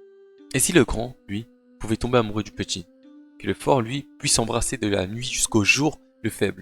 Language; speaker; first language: French; native; French